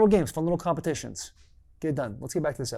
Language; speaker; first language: English; native; English